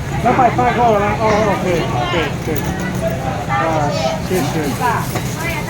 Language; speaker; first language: Chinese; non-native, fluent; Italian